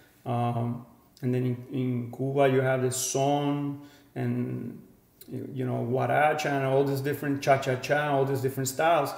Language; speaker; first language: English; non-native, fluent; Spanish